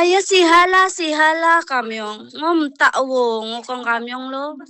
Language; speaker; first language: Chinese; non-native, learner; Indonesian